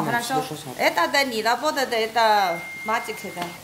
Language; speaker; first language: Russian; non-native, learner; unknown